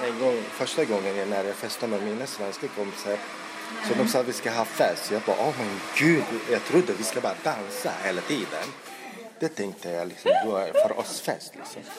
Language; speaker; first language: Swedish; non-native, local second language; Arabic